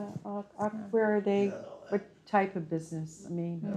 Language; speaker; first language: English; native; English